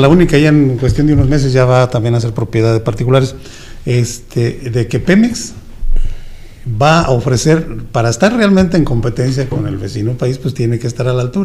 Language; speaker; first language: Spanish; native; Spanish